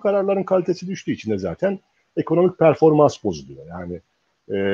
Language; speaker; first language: Turkish; native; Turkish